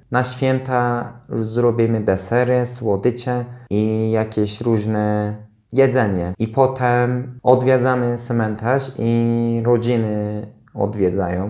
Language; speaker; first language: Polish; non-native, fluent; Turkish